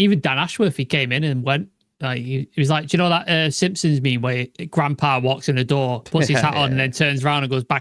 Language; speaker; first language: English; native; English